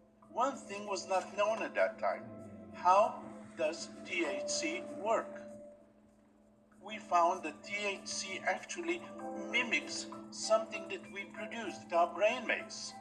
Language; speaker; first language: English; non-native, fluent; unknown